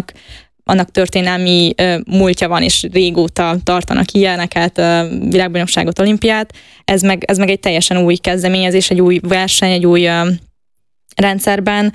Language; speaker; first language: Hungarian; native; Hungarian